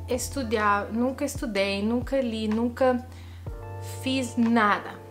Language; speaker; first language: Portuguese; non-native, fluent; Italian